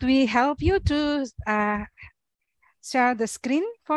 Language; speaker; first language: English; non-native, learner; Indonesian